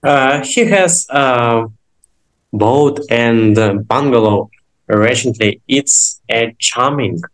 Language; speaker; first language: English; non-native, learner; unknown